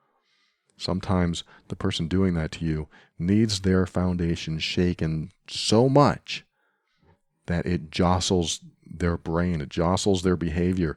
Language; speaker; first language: English; native; English